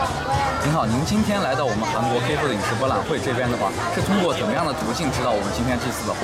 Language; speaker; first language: Chinese; native; Chinese